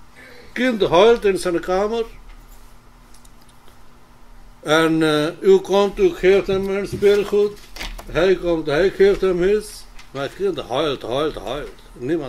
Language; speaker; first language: Dutch; non-native, fluent; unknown